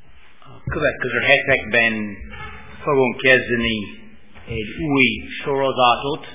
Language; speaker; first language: Hungarian; non-native, fluent; English